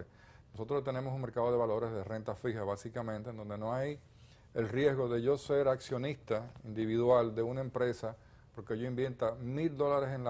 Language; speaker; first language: Spanish; native; Spanish